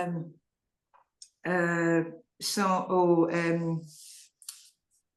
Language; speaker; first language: French; non-native, learner; English